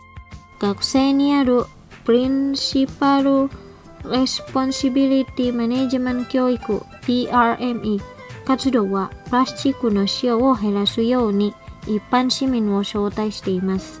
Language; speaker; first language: Japanese; non-native, fluent; Indonesian